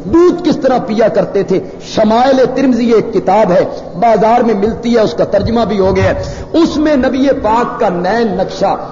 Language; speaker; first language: Urdu; non-native, local second language; Punjabi